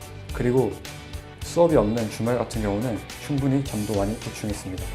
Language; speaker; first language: Korean; native; Korean